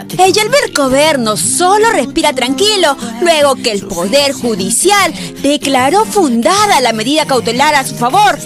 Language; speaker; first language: Spanish; native; Spanish